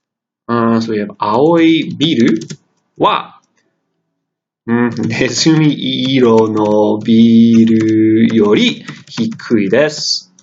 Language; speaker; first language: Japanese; non-native, fluent; English